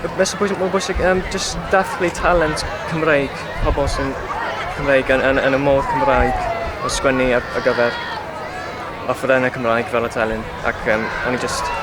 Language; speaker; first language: Welsh; non-native, local second language; English